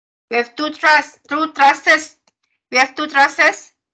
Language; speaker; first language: English; non-native, local second language; Malay